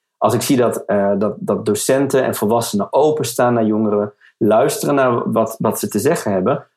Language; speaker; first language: Dutch; native; Dutch